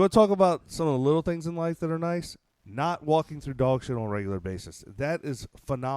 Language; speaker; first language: English; native; English